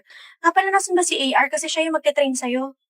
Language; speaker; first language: Filipino; native; Filipino